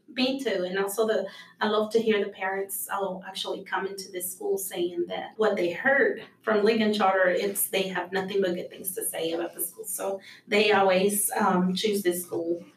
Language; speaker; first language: English; early bilingual, other home language; Spanish